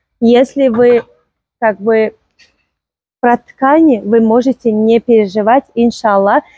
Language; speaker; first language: Russian; non-native, local second language; Tajik